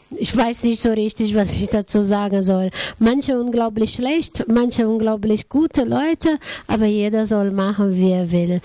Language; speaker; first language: German; non-native, fluent; Portuguese